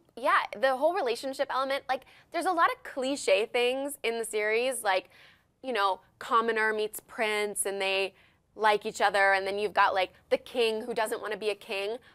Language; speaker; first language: English; native; English